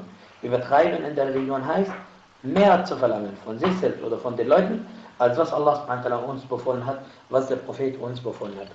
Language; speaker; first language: German; non-native, fluent; Arabic